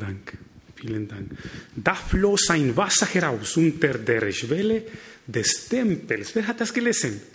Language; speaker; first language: German; non-native, fluent; Spanish